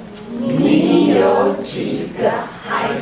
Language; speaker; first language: Chinese; non-native, learner; English